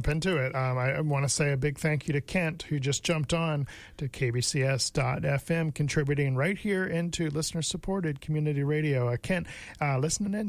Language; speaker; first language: English; native; English